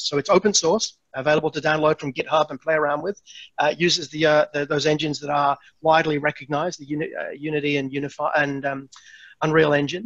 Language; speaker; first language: English; native; English